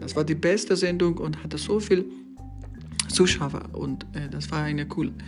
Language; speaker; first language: German; non-native, learner; Persian